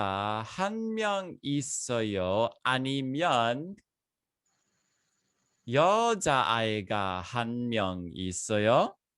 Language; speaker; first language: Korean; non-native, fluent; English